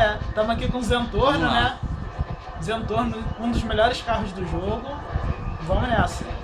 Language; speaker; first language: Portuguese; native; Portuguese